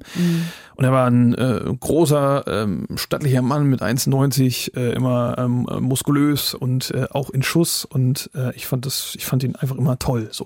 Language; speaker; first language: German; native; German